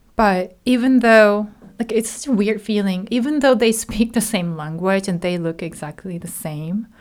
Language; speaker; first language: English; non-native, fluent; Japanese